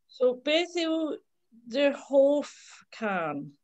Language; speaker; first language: Welsh; non-native, learner; English